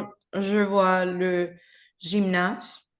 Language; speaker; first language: French; non-native, learner; Spanish